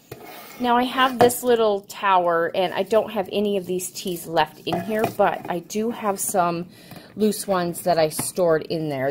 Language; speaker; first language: English; native; English